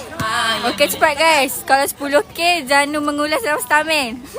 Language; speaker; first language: Malay; native; Malay